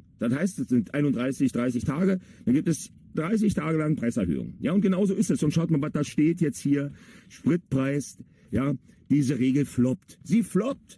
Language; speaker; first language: German; native; German